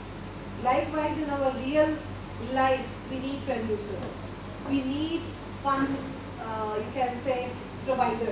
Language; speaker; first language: English; non-native, local second language; Hindi